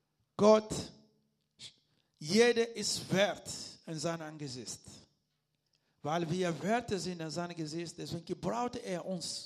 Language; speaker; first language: German; non-native, learner; Lingala